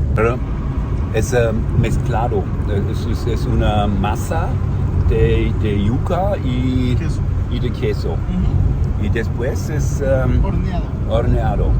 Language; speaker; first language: Spanish; non-native, learner; German